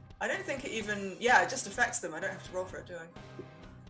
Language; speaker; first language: English; native; English